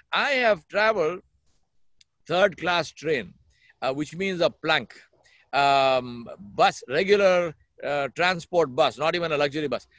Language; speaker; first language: English; non-native, local second language; Urdu